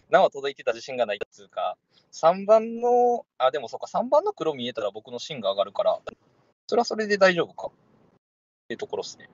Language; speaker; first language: Japanese; native; Japanese